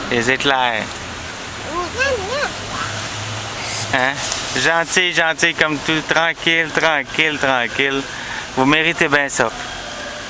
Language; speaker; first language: French; native; French